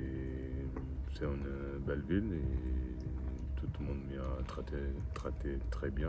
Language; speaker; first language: French; non-native, fluent; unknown